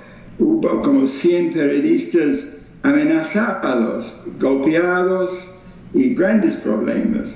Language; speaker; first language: Spanish; non-native, fluent; English